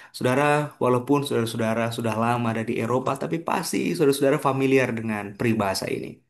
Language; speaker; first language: Indonesian; native; Indonesian